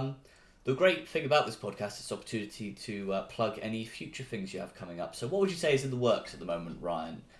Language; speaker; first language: English; native; English